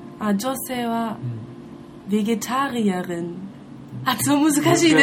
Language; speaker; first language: Japanese; non-native, learner; German